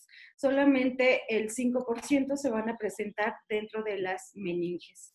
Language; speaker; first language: Spanish; native; Spanish